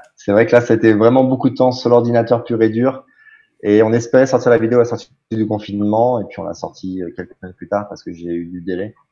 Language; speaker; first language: French; native; French